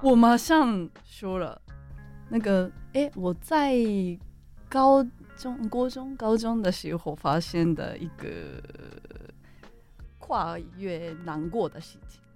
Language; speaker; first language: Chinese; non-native, fluent; Japanese